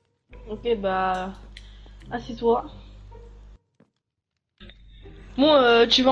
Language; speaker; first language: French; native; French